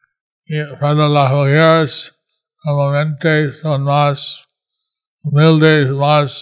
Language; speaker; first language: Spanish; non-native, learner; English